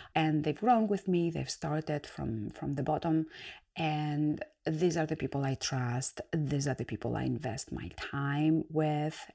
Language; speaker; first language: English; non-native, fluent; Greek